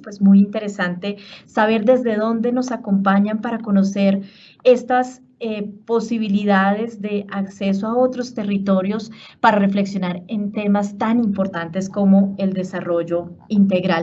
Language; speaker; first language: Spanish; native; Spanish